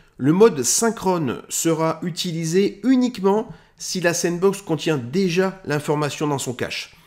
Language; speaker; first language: French; native; French